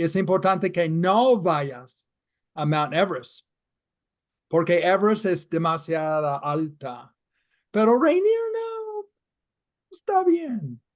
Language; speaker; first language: Spanish; non-native, fluent; English